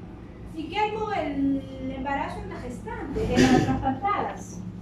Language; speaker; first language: Spanish; native; Spanish